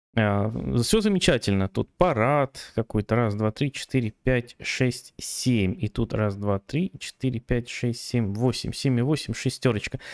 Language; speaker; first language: Russian; native; Russian